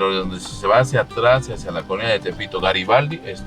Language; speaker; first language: Spanish; native; Spanish